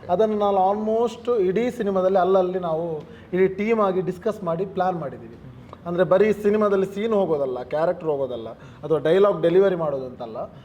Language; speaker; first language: Kannada; non-native, local second language; Tulu